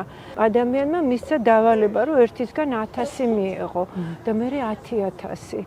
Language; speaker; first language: Georgian; native; Georgian